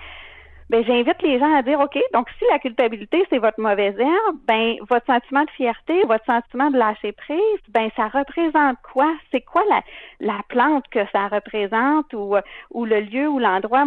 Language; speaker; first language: French; native; French